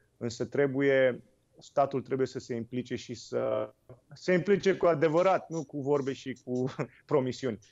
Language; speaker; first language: Romanian; native; Romanian